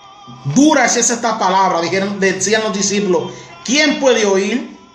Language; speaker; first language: Spanish; native; Spanish